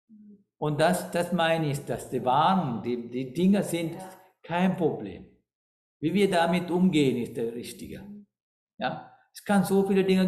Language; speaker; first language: German; non-native, fluent; Sinhala